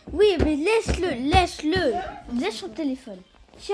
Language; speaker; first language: French; native; French